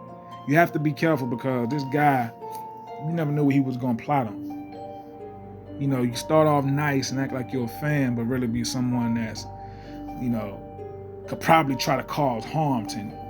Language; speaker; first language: English; native; English